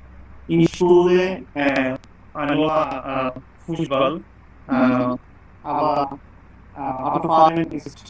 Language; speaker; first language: German; non-native, learner; Bangla